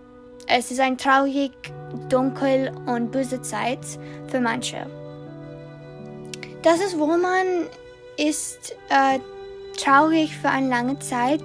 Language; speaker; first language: German; non-native, learner; English